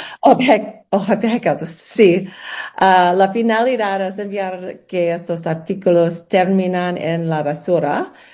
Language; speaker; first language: Spanish; non-native, learner; English